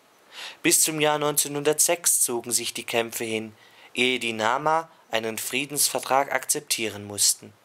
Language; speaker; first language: German; native; German